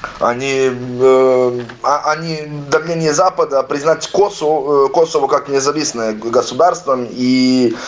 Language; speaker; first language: Russian; non-native, learner; Serbian